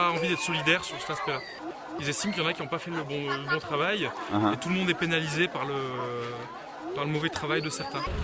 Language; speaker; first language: French; native; French